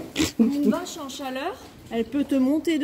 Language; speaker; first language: French; native; French